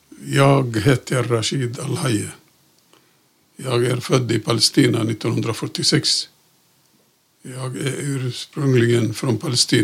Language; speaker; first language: Swedish; non-native, fluent; Arabic